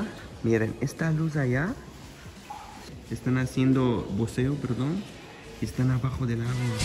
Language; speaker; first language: Spanish; non-native, fluent; Arabic